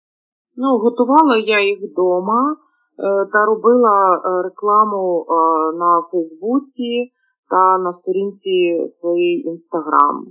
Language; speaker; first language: Ukrainian; non-native, local second language; Russian